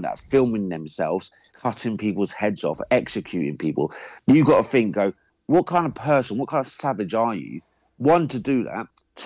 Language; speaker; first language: English; native; English